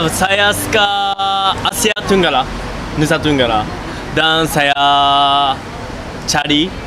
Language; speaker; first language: Indonesian; non-native, learner; Japanese